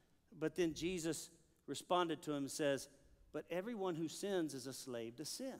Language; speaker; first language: English; native; English